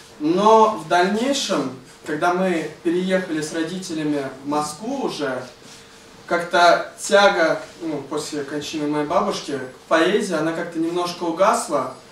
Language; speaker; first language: Russian; native; Russian